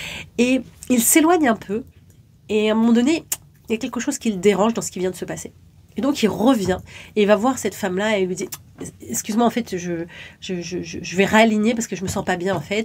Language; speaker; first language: French; native; French